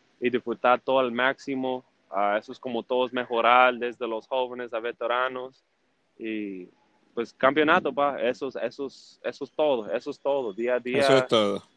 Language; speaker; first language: Spanish; early bilingual, heritage; English